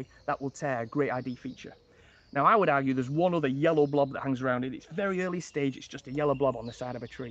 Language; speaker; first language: English; native; English